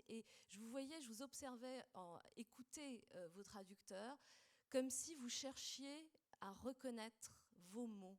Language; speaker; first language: French; native; French